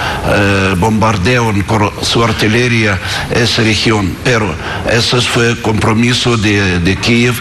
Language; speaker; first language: Spanish; non-native, fluent; Russian